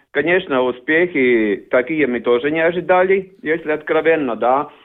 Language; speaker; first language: Russian; non-native, learner; Latvian